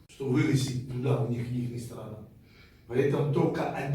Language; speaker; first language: Russian; non-native, fluent; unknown